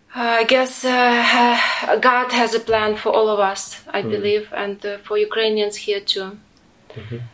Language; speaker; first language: English; non-native, fluent; Ukrainian